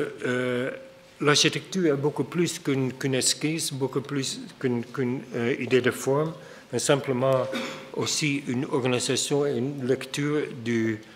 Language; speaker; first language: French; non-native, fluent; Dutch